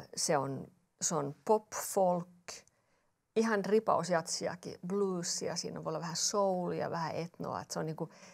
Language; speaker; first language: Finnish; native; Finnish